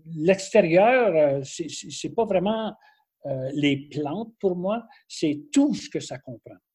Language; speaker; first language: French; native; French